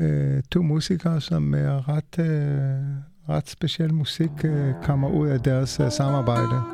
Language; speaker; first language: Danish; non-native, fluent; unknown